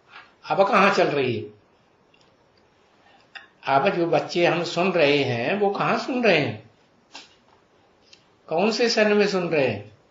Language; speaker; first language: Hindi; native; Hindi